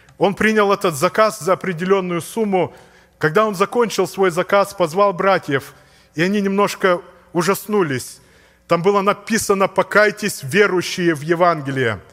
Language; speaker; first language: Russian; native; Russian